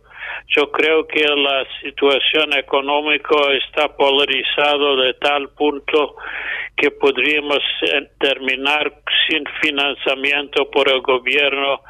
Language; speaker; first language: Spanish; non-native, fluent; English